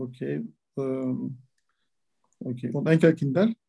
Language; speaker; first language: German; non-native, learner; Turkish